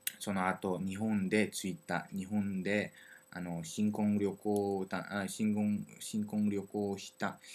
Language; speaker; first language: Japanese; non-native, learner; French